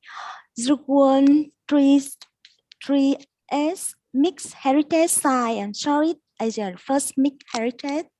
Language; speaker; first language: English; non-native, learner; Vietnamese